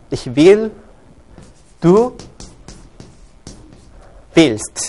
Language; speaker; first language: German; non-native, learner; Korean